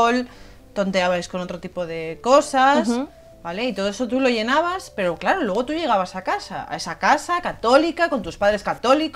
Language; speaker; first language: Spanish; native; Spanish